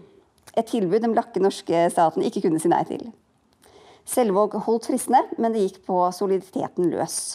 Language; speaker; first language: Norwegian; native; Norwegian